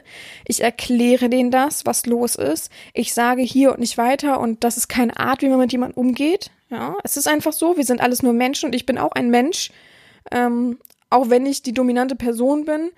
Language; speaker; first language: German; native; German